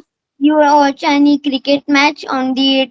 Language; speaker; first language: English; non-native, learner; Marathi